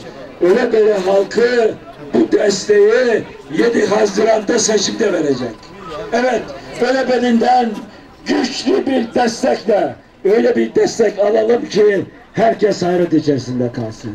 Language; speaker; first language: Turkish; native; Turkish